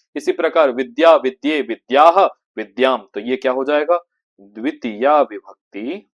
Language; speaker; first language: Hindi; native; Hindi